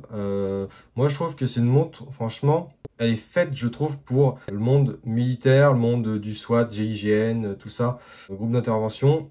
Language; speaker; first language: French; native; French